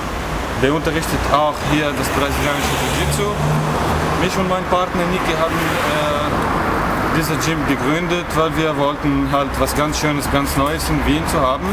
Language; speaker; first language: German; non-native, fluent; Arabic